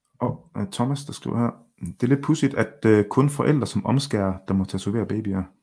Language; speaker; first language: Danish; early bilingual, other home language; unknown